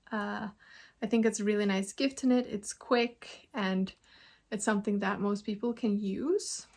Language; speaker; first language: English; non-native, fluent; Norwegian